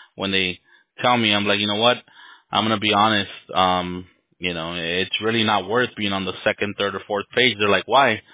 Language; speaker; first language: English; early bilingual, other home language; Spanish